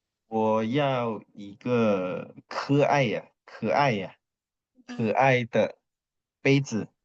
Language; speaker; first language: Chinese; non-native, fluent; Indonesian